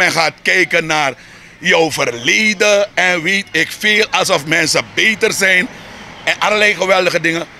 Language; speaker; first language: Dutch; native; Dutch